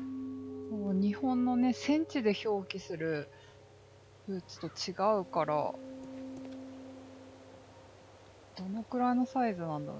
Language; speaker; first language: Japanese; native; Japanese